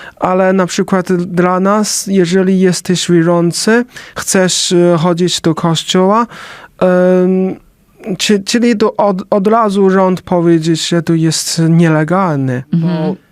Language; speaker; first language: Polish; non-native, learner; Chinese